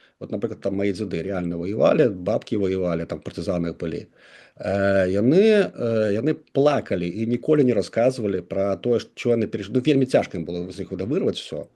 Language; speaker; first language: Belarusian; non-native, local second language; Russian